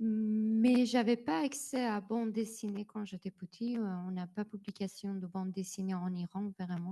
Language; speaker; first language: French; non-native, learner; Persian